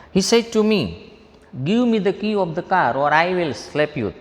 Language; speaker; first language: English; non-native, local second language; Gujarati